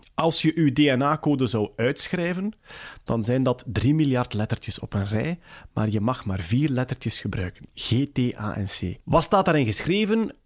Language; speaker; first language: Dutch; native; Dutch